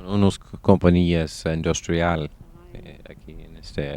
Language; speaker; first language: Spanish; non-native, learner; English